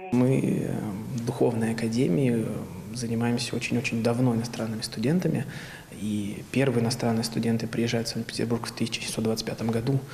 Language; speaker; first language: Russian; native; Russian